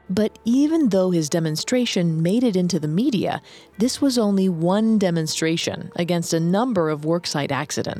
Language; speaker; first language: English; native; English